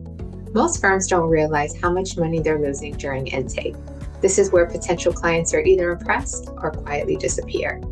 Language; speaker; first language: English; native; English